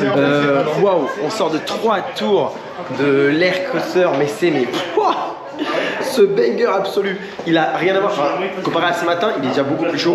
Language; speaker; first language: French; native; French